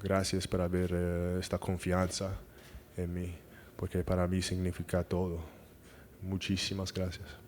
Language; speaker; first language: Spanish; non-native, learner; English